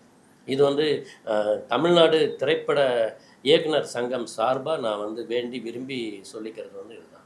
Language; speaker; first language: Tamil; native; Tamil